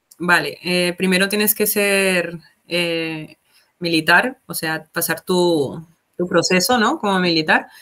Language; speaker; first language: Spanish; native; Spanish